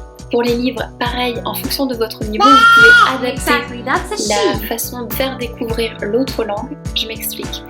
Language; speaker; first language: French; native; French